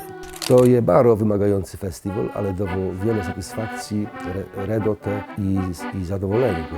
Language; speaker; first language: Polish; native; Polish